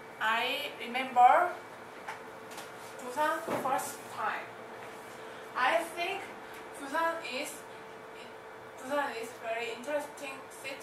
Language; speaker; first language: English; non-native, learner; Korean